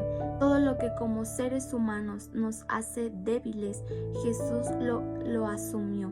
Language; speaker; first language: Spanish; native; Spanish